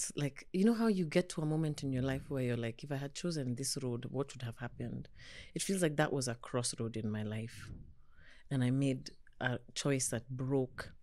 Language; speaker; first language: English; non-native, local second language; Kikuyu